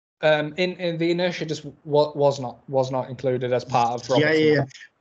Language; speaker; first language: English; native; English